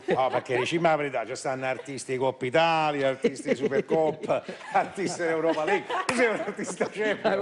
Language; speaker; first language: Italian; native; Italian